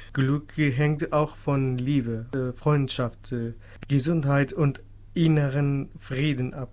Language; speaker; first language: German; non-native, fluent; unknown